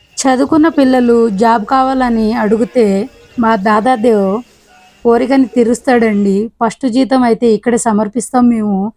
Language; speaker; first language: Telugu; non-native, local second language; Lambadi